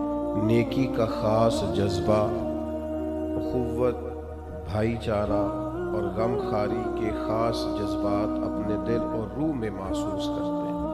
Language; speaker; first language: Urdu; native; Urdu